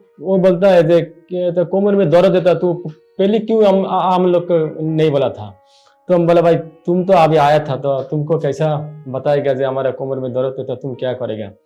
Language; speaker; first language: Hindi; non-native, learner; Bangla